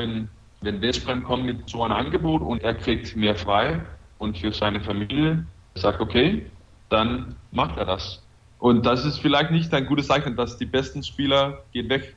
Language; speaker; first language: German; non-native, fluent; Danish